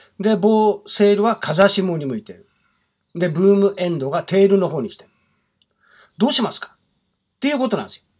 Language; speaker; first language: Japanese; native; Japanese